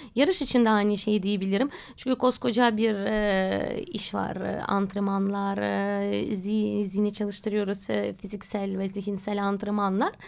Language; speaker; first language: Turkish; non-native, fluent; Russian